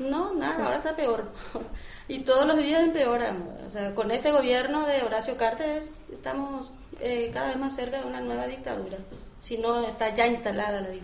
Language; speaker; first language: Spanish; native; Spanish